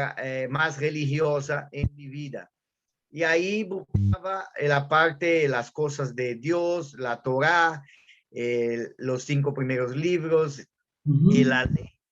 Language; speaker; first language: Spanish; non-native, fluent; Portuguese